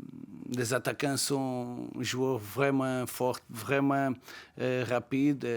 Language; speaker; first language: French; non-native, learner; Portuguese